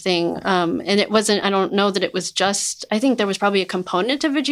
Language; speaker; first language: English; native; English